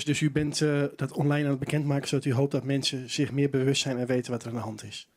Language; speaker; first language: Dutch; non-native, local second language; Western Frisian